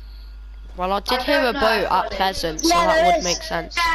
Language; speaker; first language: English; native; English